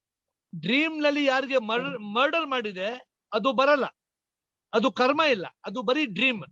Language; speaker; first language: Kannada; non-native, local second language; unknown